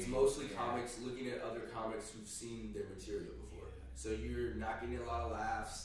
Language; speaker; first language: English; native; English